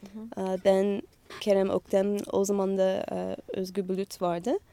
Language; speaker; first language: Turkish; non-native, learner; English